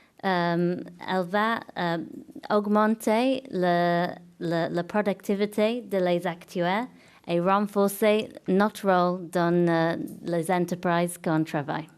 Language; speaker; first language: French; non-native, fluent; English